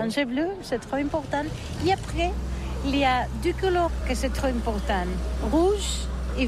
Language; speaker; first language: French; non-native, learner; Catalan